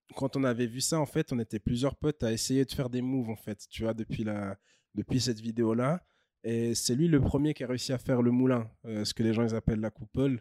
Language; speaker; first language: French; early bilingual, other home language; Kinyarwanda